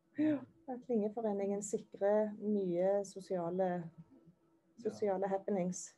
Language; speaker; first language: Norwegian; native; Norwegian